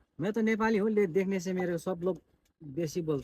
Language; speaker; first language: Hindi; non-native, local second language; Nepali